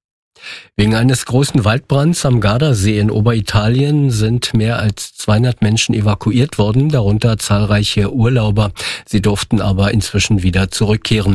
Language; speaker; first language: German; native; German